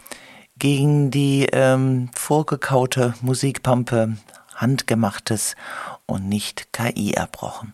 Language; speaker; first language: German; native; German